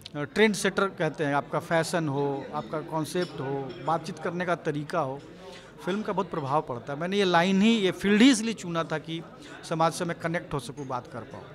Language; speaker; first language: Hindi; native; Hindi